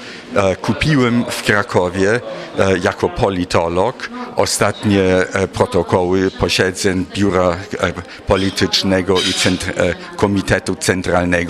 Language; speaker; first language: Polish; non-native, fluent; German